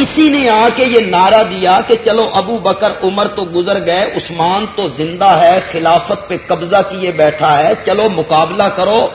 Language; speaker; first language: Urdu; non-native, local second language; Punjabi